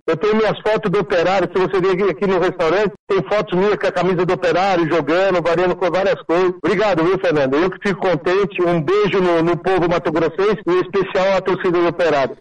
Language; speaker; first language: Portuguese; native; Portuguese